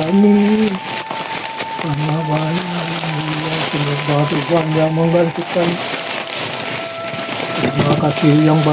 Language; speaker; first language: Indonesian; non-native, local second language; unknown